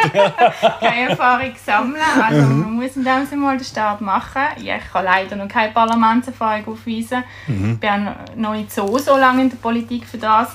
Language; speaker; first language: German; native; German